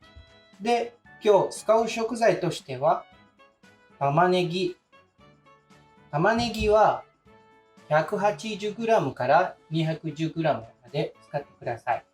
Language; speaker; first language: Japanese; non-native, fluent; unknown